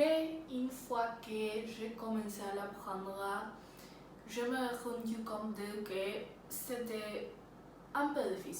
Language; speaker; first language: French; non-native, learner; Spanish